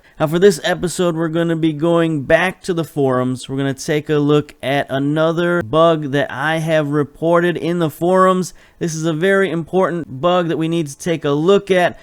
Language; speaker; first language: English; native; English